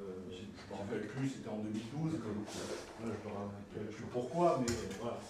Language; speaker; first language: French; native; French